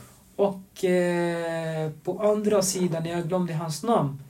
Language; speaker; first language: Swedish; non-native, fluent; Arabic